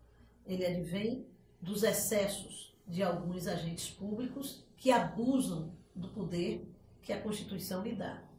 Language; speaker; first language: Portuguese; native; Portuguese